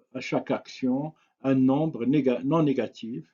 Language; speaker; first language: French; non-native, local second language; Arabic